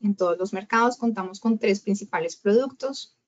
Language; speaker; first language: Spanish; native; Spanish